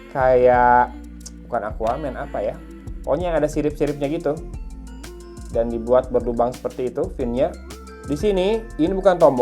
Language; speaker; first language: Indonesian; native; Indonesian